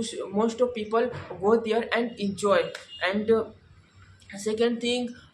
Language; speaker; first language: English; non-native, learner; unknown